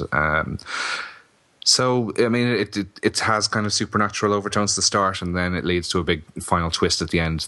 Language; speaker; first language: English; native; English